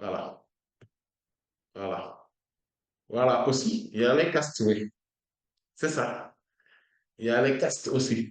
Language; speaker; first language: French; non-native, local second language; Wolof